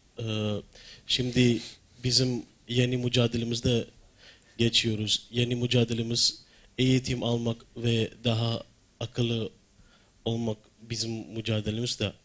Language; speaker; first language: Turkish; native; Turkish